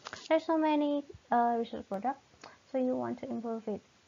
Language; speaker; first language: English; non-native, fluent; Indonesian